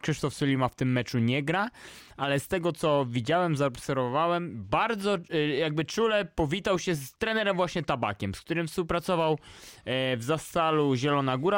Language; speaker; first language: Polish; native; Polish